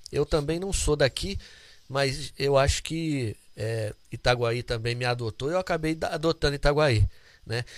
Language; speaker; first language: Portuguese; native; Portuguese